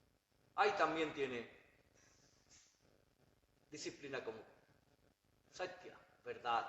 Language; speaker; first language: Spanish; non-native, learner; Bangla